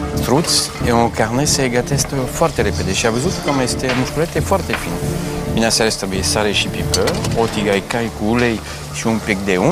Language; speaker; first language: Romanian; non-native, fluent; French